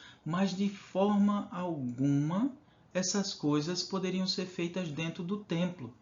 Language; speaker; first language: Portuguese; native; Portuguese